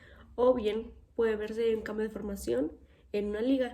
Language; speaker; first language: Spanish; native; Spanish